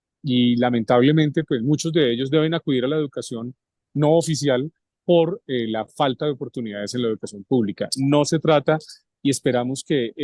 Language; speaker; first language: Spanish; native; Spanish